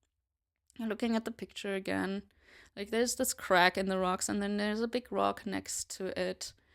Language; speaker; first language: English; non-native, fluent; German